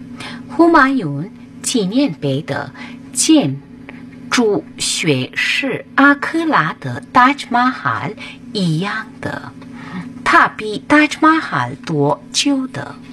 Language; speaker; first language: Chinese; non-native, fluent; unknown